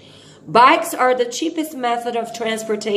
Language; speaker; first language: English; non-native, fluent; Portuguese